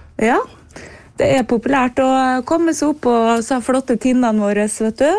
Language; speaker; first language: Norwegian; native; Norwegian